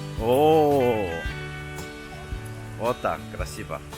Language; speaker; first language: Russian; non-native, learner; Korean